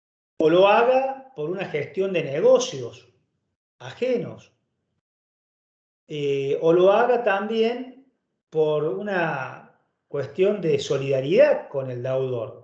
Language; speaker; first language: Spanish; native; Spanish